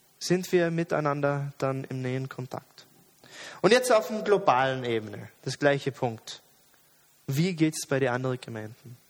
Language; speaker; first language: German; non-native, fluent; English